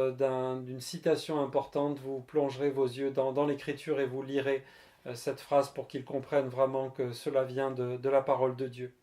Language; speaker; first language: French; native; French